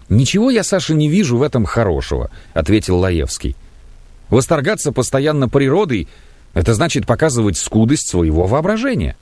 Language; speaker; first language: Russian; native; Russian